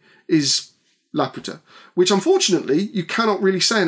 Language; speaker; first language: English; native; English